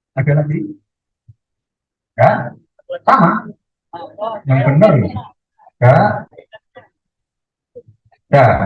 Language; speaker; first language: Indonesian; native; Indonesian